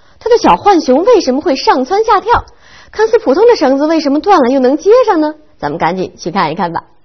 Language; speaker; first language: Chinese; native; Chinese